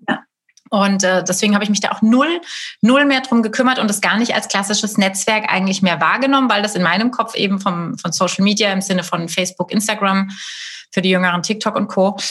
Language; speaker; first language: German; native; German